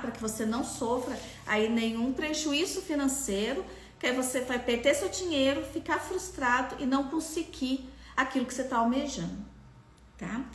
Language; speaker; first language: Portuguese; native; Portuguese